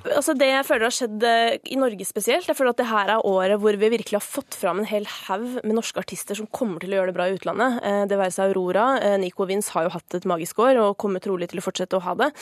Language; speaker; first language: Norwegian; native; Norwegian